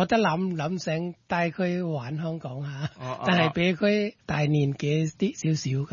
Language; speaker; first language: Cantonese; non-native, fluent; Thai